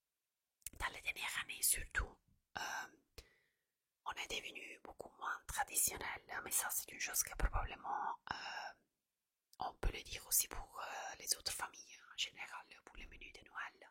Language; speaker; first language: French; non-native, fluent; Italian